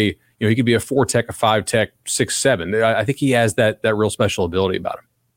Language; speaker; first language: English; native; English